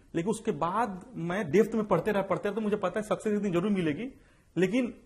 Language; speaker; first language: Hindi; native; Hindi